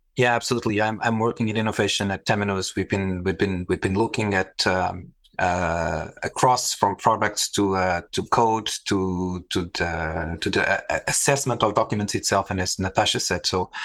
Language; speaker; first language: English; non-native, fluent; Portuguese